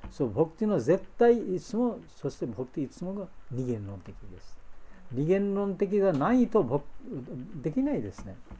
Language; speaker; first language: Japanese; non-native, fluent; Bangla